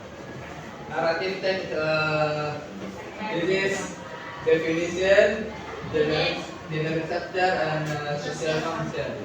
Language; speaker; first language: English; non-native, learner; Indonesian